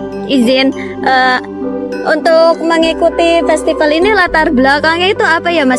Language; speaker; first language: Indonesian; native; Indonesian